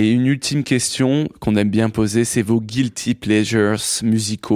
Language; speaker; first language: French; native; French